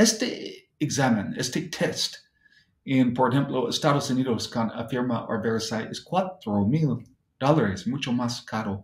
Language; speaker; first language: Spanish; non-native, fluent; English